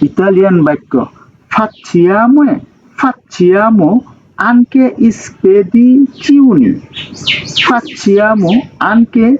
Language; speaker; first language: Italian; non-native, learner; Bangla